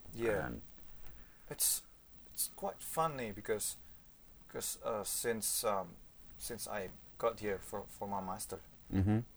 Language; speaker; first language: English; non-native, fluent; Indonesian